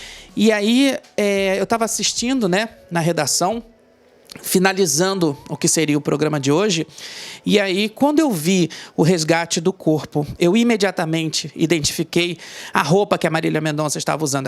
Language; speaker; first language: Portuguese; native; Portuguese